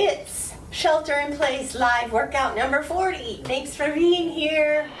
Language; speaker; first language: English; native; English